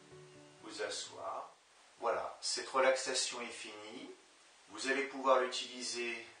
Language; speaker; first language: French; native; French